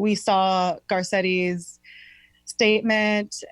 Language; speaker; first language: English; native; English